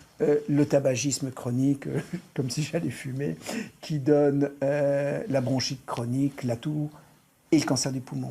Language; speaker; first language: French; native; French